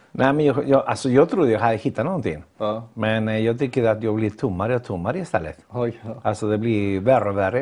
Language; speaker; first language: Swedish; non-native, fluent; Spanish